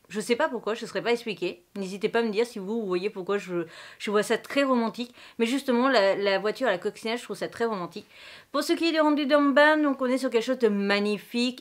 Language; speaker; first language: French; native; French